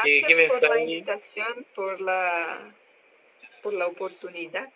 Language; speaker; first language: Spanish; non-native, learner; Portuguese